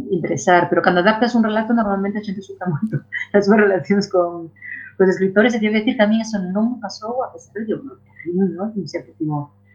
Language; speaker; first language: Galician; non-native, local second language; Spanish